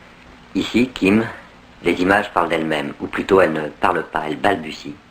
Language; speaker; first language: French; native; French